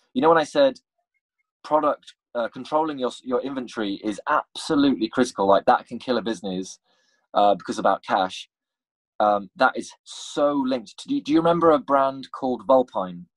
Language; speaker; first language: English; native; English